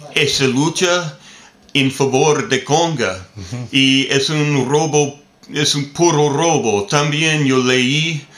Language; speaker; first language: Spanish; non-native, learner; English